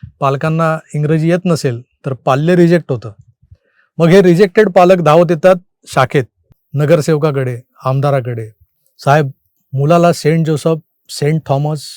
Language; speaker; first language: Marathi; native; Marathi